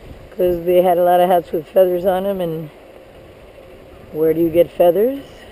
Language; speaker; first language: English; early bilingual, other home language; Spanish